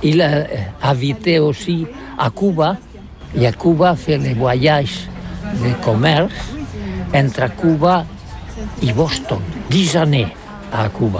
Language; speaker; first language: French; non-native, learner; Catalan